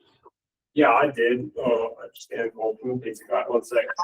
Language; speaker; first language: English; native; English